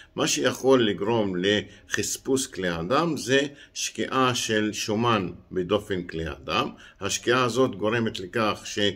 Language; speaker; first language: Hebrew; non-native, local second language; Arabic